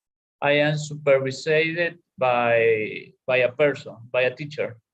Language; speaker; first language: English; non-native, learner; Spanish